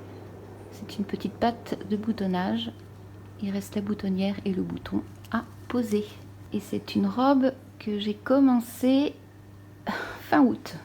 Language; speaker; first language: French; native; French